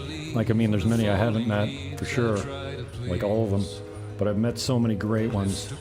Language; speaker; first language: English; native; English